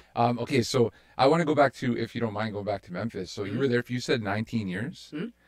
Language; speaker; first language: English; native; English